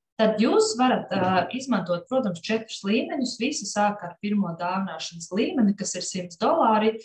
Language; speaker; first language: Latvian; non-native, local second language; Russian